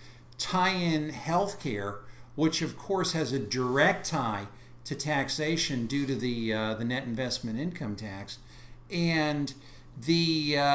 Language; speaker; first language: English; native; English